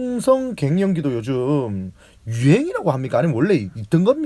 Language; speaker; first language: Korean; native; Korean